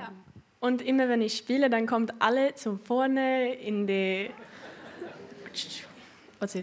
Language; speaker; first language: German; non-native, learner; Swedish